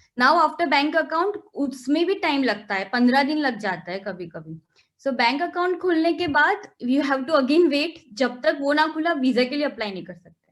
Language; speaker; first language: Hindi; non-native, local second language; Gujarati